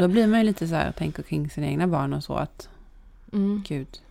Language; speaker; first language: Swedish; native; Swedish